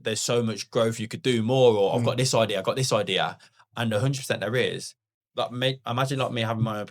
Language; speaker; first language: English; native; English